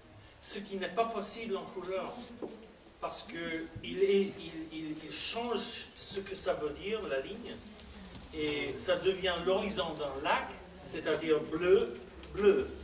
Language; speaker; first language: French; non-native, fluent; English